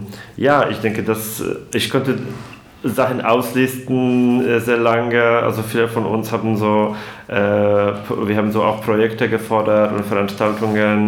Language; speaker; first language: German; non-native, fluent; Polish